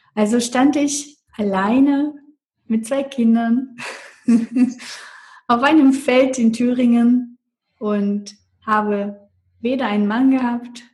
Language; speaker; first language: German; non-native, fluent; Russian